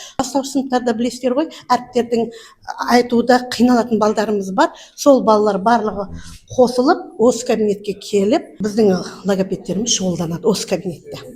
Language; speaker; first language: Kazakh; non-native, local second language; Uzbek